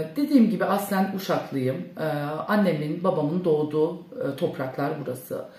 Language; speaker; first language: Turkish; early bilingual, heritage; Turkish